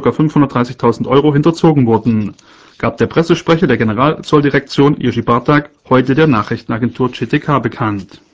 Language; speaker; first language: German; native; German